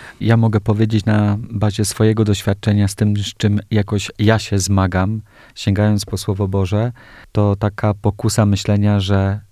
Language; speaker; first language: Polish; native; Polish